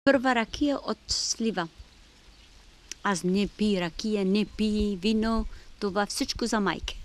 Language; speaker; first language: Bulgarian; non-native, learner; Arabic